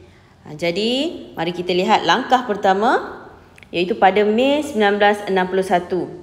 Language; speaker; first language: Malay; native; Malay